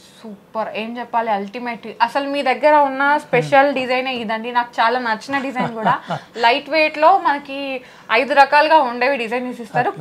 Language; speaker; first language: Telugu; native; Telugu